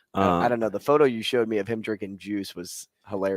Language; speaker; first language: English; native; English